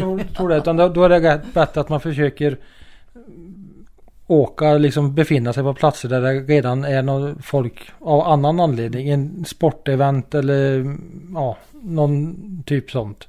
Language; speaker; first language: Swedish; native; Swedish